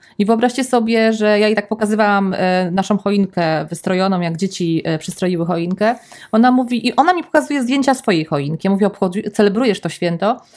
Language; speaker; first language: Polish; native; Polish